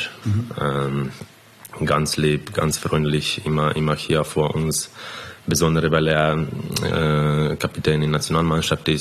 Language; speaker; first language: German; non-native, fluent; Croatian